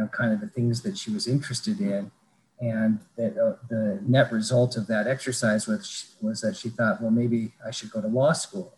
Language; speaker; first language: English; native; English